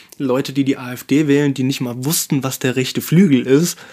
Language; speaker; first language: German; native; German